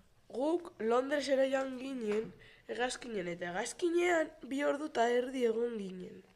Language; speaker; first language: Basque; non-native, local second language; Spanish